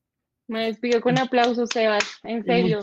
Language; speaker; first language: Spanish; native; Spanish